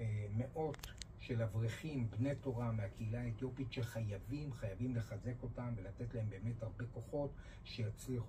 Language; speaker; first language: Hebrew; native; Hebrew